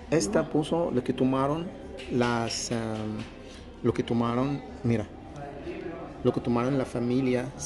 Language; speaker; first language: Spanish; non-native, learner; Arabic